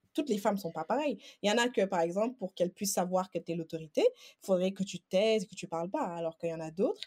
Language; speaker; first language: French; non-native, local second language; Wolof